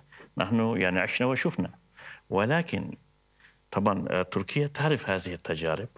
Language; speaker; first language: Arabic; non-native, fluent; Turkish